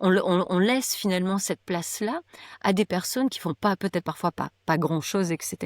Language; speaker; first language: French; native; French